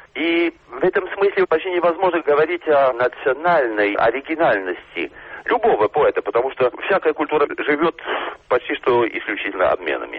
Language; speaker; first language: Russian; non-native, fluent; French